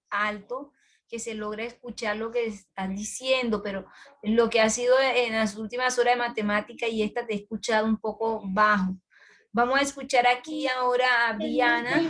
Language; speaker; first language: Spanish; native; Spanish